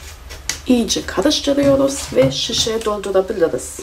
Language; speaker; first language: Turkish; non-native, fluent; German